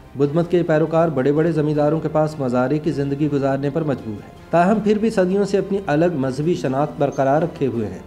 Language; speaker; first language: Urdu; native; Urdu